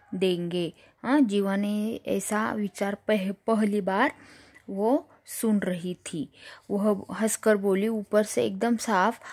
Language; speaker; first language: Hindi; non-native, local second language; Marathi